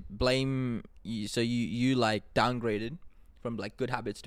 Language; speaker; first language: English; non-native, local second language; Sinhala